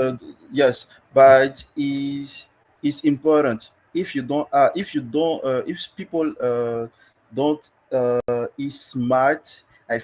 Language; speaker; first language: English; non-native, learner; French